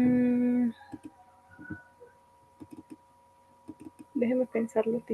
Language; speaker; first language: English; non-native, learner; Spanish